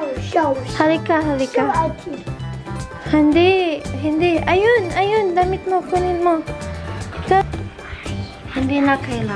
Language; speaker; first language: Filipino; early bilingual, heritage; Filipino